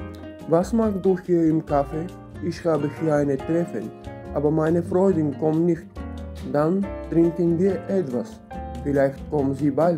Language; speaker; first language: German; non-native, fluent; Bulgarian